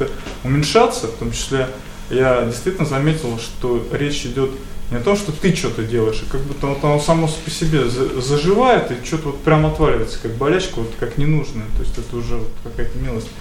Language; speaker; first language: Russian; native; Russian